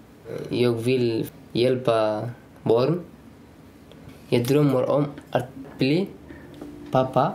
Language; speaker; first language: Swedish; non-native, learner; Tigrinya